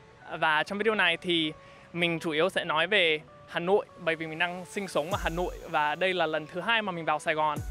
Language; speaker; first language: Vietnamese; non-native, fluent; English